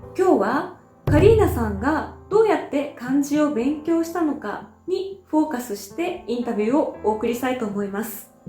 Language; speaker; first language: Japanese; native; Japanese